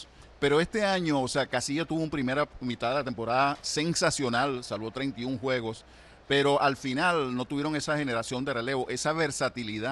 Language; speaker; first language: Spanish; native; Spanish